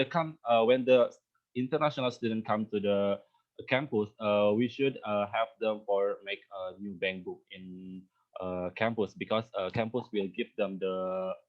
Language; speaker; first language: English; non-native, learner; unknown